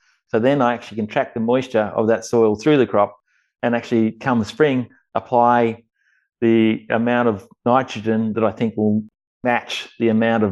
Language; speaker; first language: English; native; English